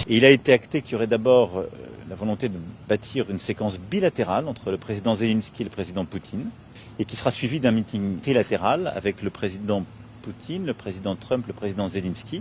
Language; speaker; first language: French; native; French